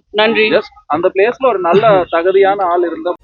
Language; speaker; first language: Tamil; non-native, learner; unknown